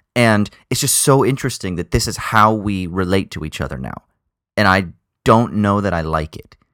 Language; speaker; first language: English; native; English